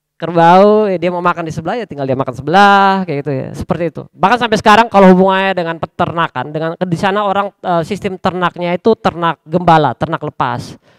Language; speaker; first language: Indonesian; native; Indonesian